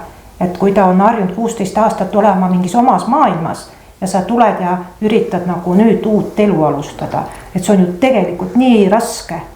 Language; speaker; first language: Estonian; native; Estonian